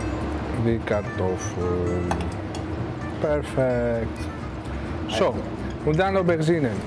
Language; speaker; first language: German; non-native, learner; Greek